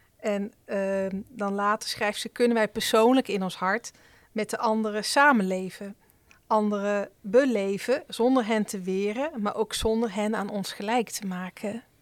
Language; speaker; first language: Dutch; native; Dutch